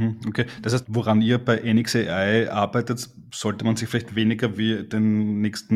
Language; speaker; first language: German; native; German